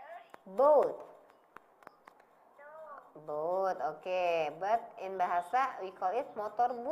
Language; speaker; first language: English; non-native, learner; Indonesian